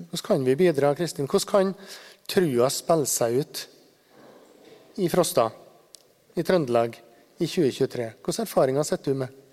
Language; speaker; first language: Norwegian; native; Norwegian